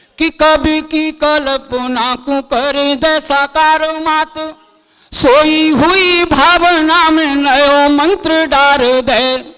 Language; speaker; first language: Hindi; native; Hindi